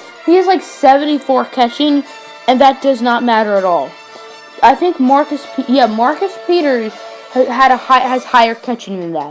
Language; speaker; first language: English; native; English